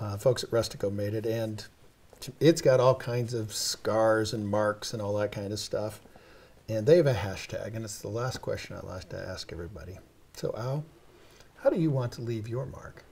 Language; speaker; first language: English; native; English